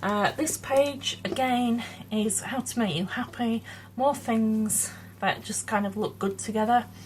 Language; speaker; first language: English; native; English